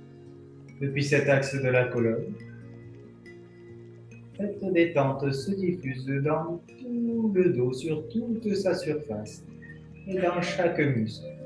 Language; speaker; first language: French; native; French